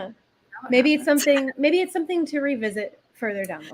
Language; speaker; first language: English; native; English